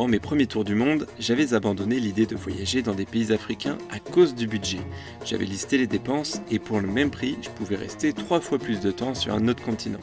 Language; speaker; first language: French; native; French